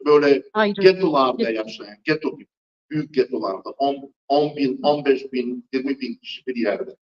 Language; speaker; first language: Turkish; non-native, fluent; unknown